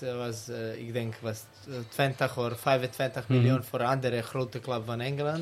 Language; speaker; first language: Dutch; non-native, learner; Serbian